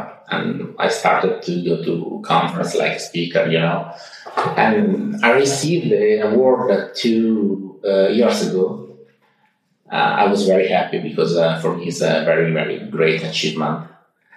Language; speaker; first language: English; non-native, fluent; Italian